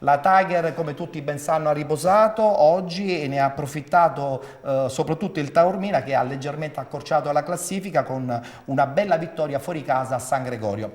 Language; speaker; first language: Italian; native; Italian